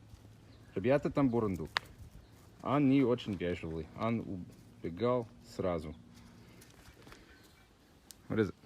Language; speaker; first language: Russian; non-native, learner; English